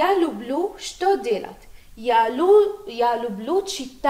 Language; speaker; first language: Russian; non-native, fluent; Arabic